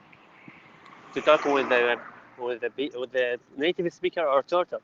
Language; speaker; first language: English; non-native, learner; Arabic